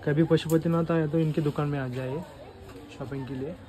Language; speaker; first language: Hindi; non-native, local second language; Marathi